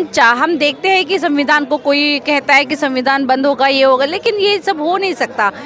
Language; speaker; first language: Hindi; non-native, local second language; Marathi